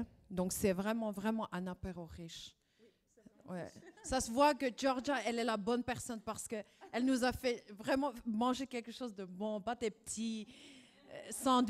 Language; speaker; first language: French; non-native, fluent; German